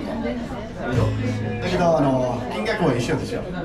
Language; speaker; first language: Japanese; non-native, fluent; Filipino